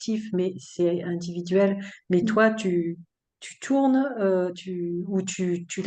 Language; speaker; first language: French; native; French